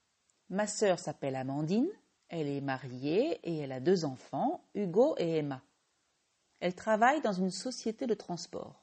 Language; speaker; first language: French; native; French